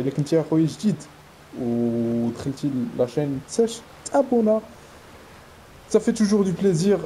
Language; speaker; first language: Arabic; native; Arabic